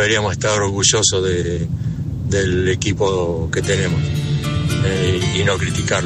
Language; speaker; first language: Spanish; native; Spanish